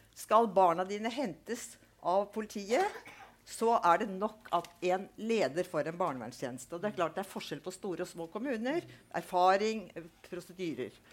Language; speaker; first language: Norwegian; native; Norwegian